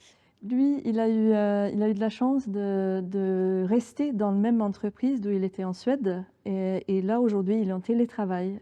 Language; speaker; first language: French; non-native, fluent; Swedish